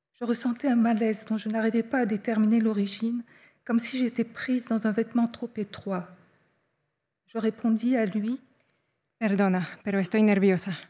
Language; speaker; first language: French; native; French